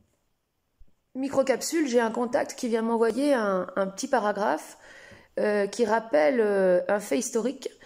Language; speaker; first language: French; native; French